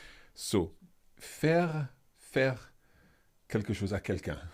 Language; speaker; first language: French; non-native, fluent; English